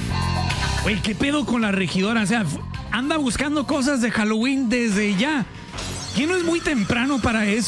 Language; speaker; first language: Spanish; native; Spanish